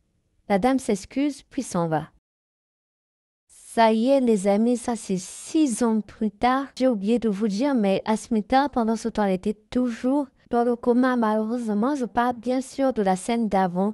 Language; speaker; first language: French; native; French